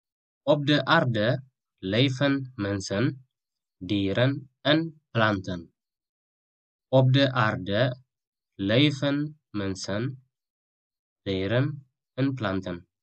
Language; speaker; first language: Dutch; non-native, fluent; Tigrinya